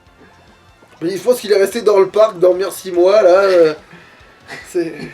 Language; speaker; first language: French; native; French